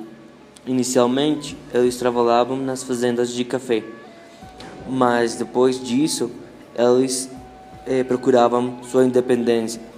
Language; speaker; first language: Portuguese; non-native, learner; Spanish